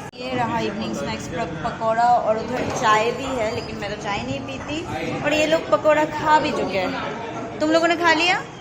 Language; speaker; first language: Hindi; non-native, local second language; Bangla